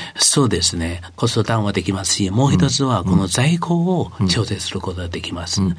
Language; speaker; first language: Japanese; non-native, fluent; Chinese